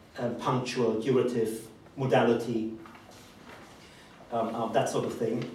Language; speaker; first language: English; non-native, fluent; German